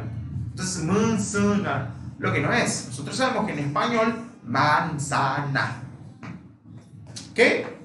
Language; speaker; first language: Spanish; non-native, fluent; Portuguese